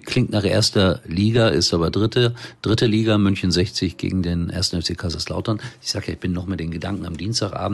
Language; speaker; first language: German; native; German